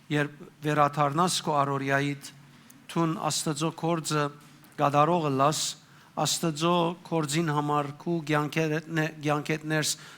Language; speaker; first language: Armenian; native; Armenian